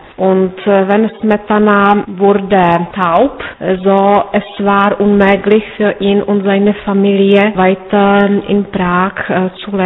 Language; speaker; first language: German; non-native, fluent; Czech